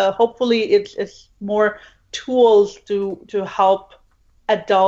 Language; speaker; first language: English; non-native, local second language; Urdu